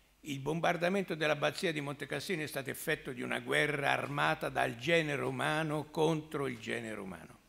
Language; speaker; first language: Italian; native; Italian